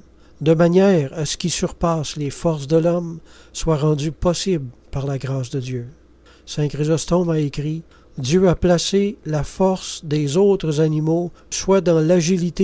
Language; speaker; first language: French; native; French